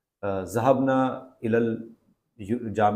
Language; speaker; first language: Arabic; non-native, learner; Urdu